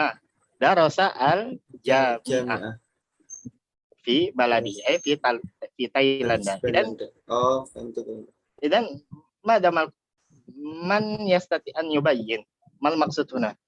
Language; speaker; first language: Arabic; non-native, fluent; Indonesian